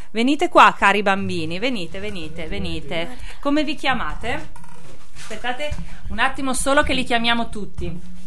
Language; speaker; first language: Italian; native; Italian